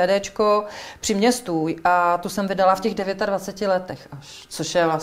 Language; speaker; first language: Czech; native; Czech